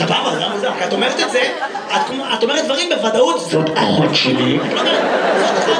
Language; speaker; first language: Hebrew; native; Hebrew